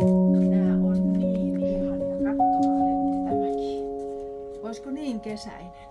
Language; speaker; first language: Finnish; native; Finnish